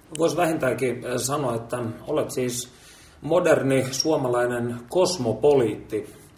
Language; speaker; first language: Finnish; native; Finnish